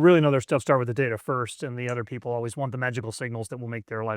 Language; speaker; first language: English; native; English